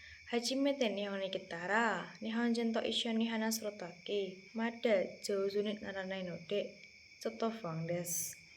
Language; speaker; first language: Japanese; non-native, learner; Indonesian